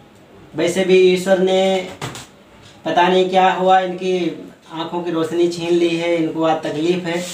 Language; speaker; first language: Hindi; native; Hindi